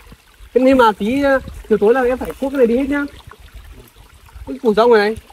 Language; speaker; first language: Vietnamese; native; Vietnamese